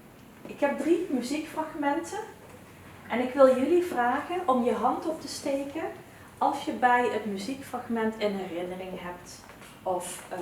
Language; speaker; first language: Dutch; early bilingual, other home language; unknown